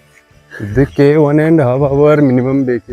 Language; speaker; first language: Kannada; non-native, local second language; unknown